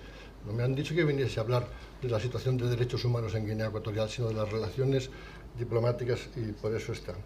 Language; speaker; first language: Spanish; native; Spanish